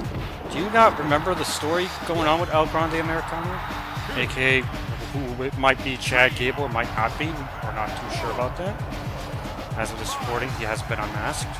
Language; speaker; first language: English; native; English